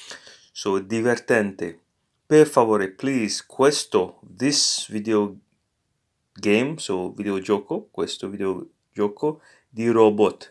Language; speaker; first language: Italian; non-native, fluent; English